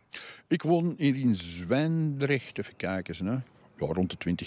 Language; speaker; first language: Dutch; native; Dutch